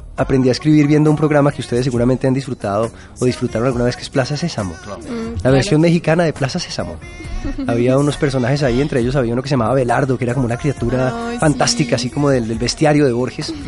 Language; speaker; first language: Spanish; native; Spanish